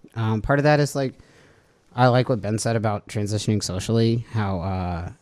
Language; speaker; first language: English; native; English